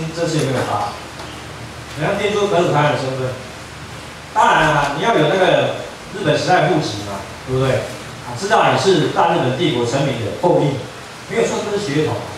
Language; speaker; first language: Chinese; native; Chinese